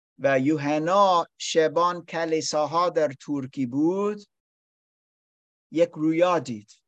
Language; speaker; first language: Persian; non-native, learner; English